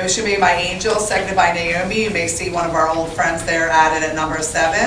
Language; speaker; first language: English; native; English